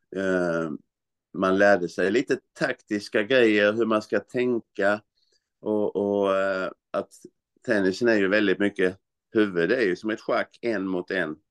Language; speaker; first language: Swedish; native; Swedish